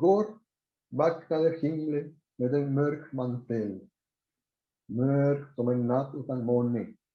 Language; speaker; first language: Swedish; non-native, fluent; Spanish